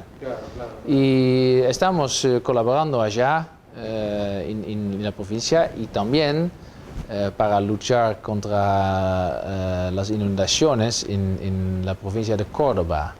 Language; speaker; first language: Spanish; non-native, fluent; Dutch